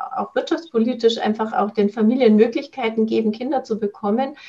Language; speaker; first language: German; native; German